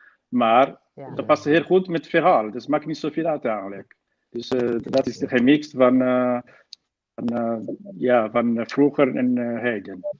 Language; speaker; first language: Dutch; non-native, fluent; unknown